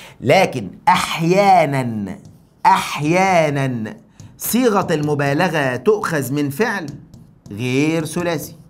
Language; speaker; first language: Arabic; native; Arabic